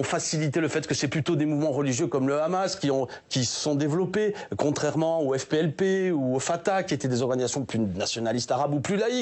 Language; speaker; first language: French; native; French